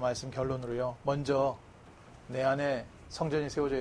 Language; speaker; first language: Korean; native; Korean